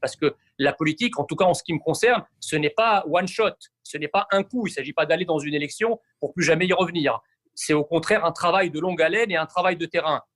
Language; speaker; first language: French; early bilingual, other home language; Arabic